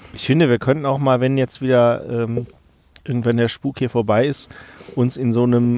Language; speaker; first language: German; native; German